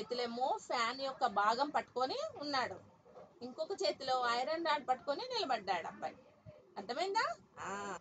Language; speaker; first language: Telugu; native; Telugu